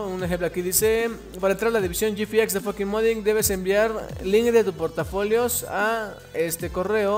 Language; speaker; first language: Spanish; native; Spanish